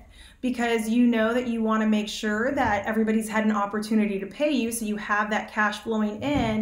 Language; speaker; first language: English; native; English